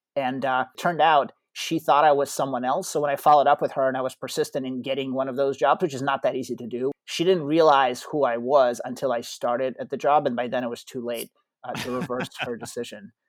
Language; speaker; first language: English; early bilingual, other home language; Russian